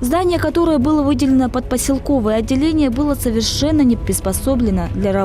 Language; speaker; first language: Russian; native; Russian